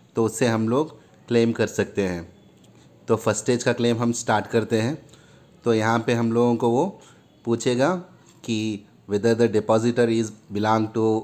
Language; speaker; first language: Hindi; non-native, local second language; Urdu